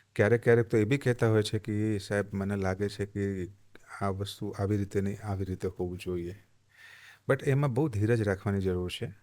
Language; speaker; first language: Gujarati; non-native, local second language; Hindi